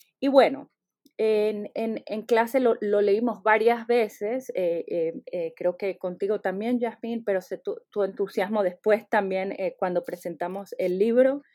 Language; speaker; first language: Spanish; native; Spanish